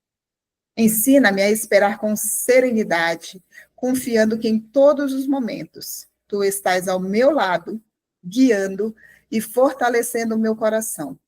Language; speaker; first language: Portuguese; native; Portuguese